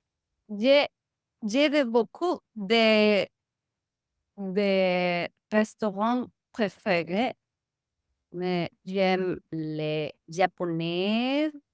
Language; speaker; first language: French; non-native, learner; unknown